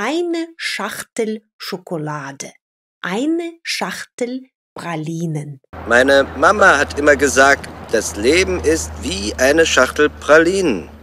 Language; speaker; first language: German; non-native, fluent; Russian